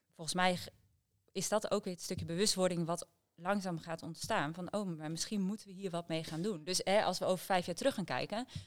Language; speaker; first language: Dutch; native; Dutch